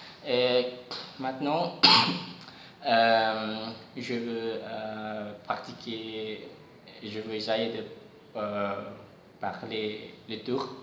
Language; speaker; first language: French; non-native, learner; Javanese